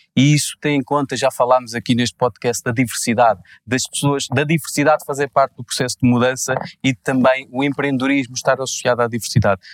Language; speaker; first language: Portuguese; native; Portuguese